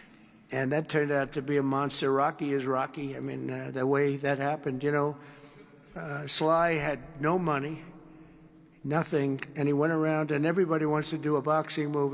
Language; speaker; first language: English; native; English